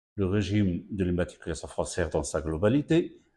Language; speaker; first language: French; non-native, local second language; Arabic